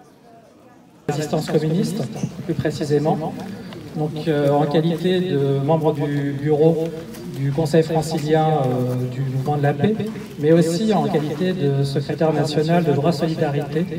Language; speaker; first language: French; native; French